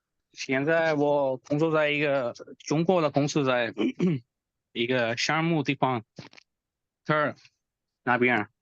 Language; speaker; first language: Chinese; non-native, learner; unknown